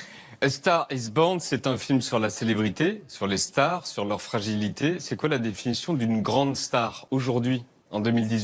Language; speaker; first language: French; native; French